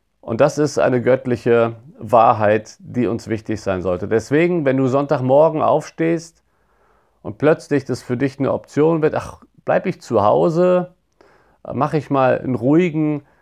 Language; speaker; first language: German; native; German